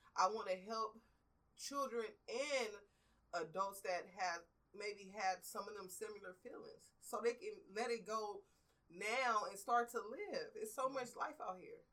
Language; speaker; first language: English; native; English